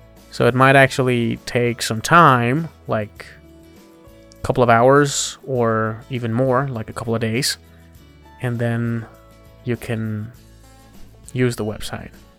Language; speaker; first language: English; non-native, fluent; Persian